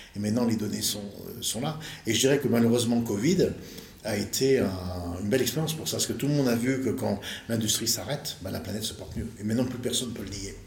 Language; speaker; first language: French; native; French